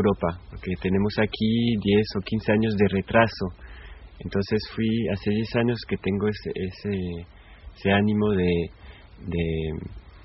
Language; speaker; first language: Spanish; non-native, fluent; French